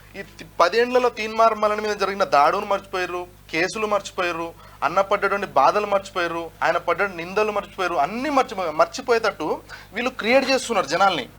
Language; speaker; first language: Telugu; non-native, local second language; Lambadi